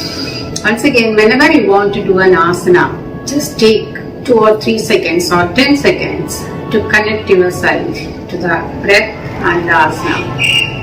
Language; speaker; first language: English; non-native, local second language; Tamil